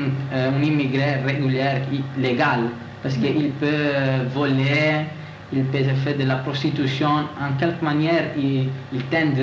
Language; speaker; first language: French; non-native, learner; Italian